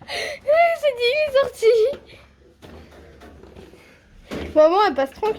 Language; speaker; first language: French; native; French